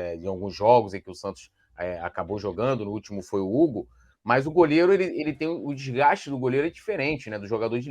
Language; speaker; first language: Portuguese; native; Portuguese